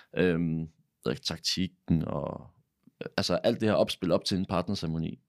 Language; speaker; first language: Danish; native; Danish